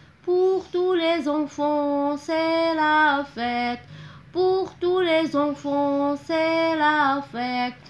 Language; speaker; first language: French; non-native, local second language; Arabic